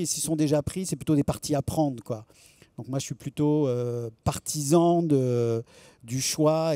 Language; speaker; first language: French; native; French